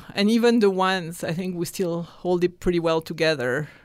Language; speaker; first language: English; non-native, fluent; French